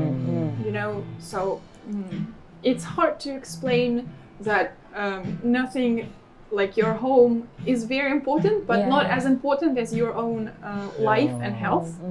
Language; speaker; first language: English; non-native, fluent; Ukrainian